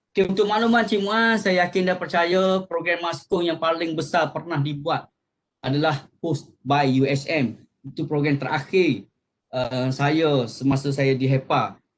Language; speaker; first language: Malay; native; Malay